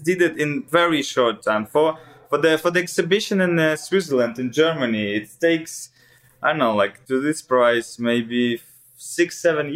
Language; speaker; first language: English; non-native, learner; Russian